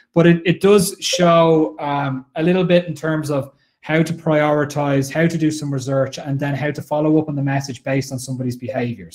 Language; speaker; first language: English; native; English